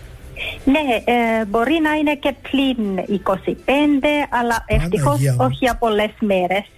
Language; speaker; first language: Greek; early bilingual, heritage; Finnish